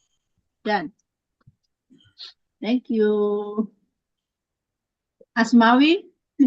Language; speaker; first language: English; non-native, learner; Indonesian